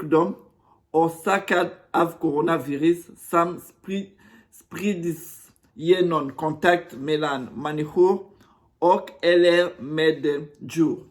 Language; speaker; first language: Swedish; non-native, learner; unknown